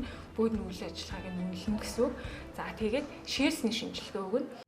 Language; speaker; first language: Mongolian; native; Mongolian